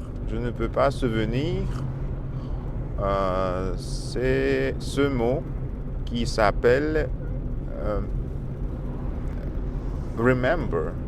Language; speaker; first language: French; non-native, learner; Russian